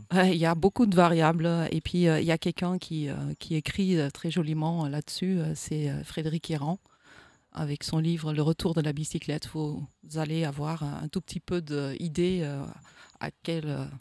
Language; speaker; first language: French; non-native, fluent; Dutch